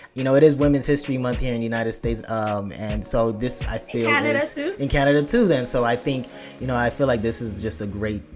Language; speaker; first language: English; early bilingual, other home language; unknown